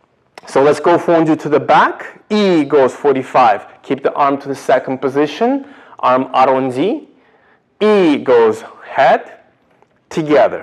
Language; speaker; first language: English; non-native, fluent; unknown